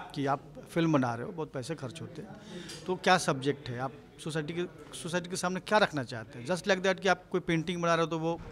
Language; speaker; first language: Hindi; native; Hindi